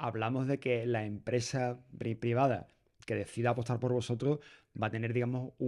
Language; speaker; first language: Spanish; native; Spanish